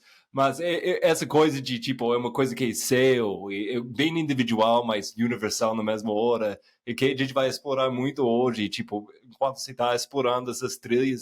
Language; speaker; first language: Portuguese; non-native, fluent; English